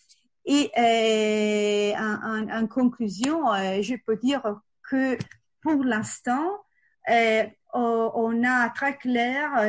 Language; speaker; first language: French; non-native, fluent; Italian